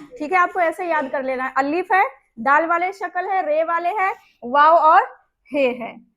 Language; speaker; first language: Hindi; native; Hindi